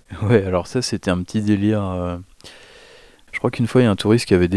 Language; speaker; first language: French; native; French